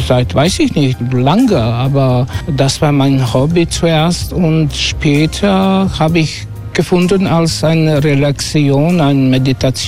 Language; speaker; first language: German; non-native, learner; Croatian